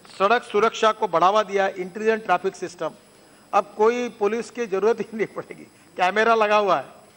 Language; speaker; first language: Hindi; non-native, local second language; Marathi